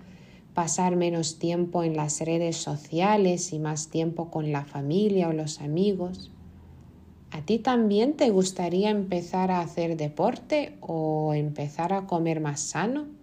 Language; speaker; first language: Spanish; non-native, fluent; Lithuanian